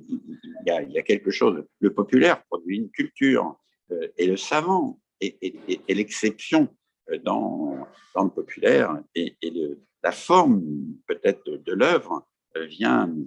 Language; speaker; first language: French; native; French